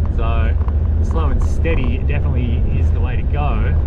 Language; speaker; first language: English; native; English